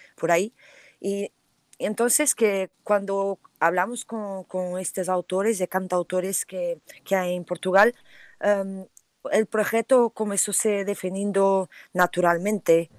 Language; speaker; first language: Spanish; non-native, learner; Portuguese